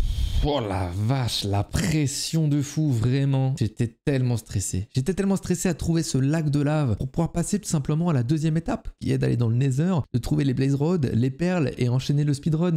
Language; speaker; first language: French; native; French